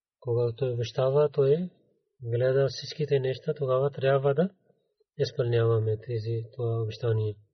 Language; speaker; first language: Bulgarian; non-native, learner; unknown